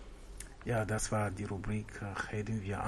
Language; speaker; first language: German; non-native, fluent; French